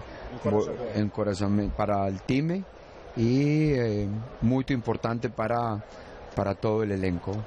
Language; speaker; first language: Portuguese; non-native, learner; Spanish